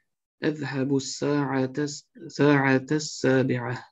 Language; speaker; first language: Arabic; non-native, learner; German